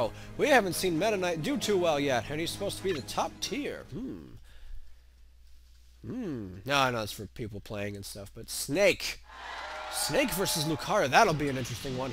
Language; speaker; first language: English; native; English